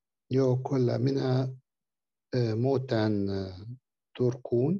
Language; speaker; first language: Finnish; non-native, learner; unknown